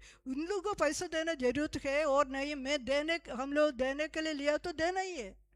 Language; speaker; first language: Hindi; non-native, local second language; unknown